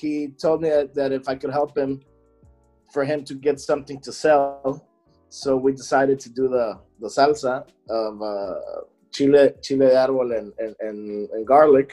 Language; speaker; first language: English; native; English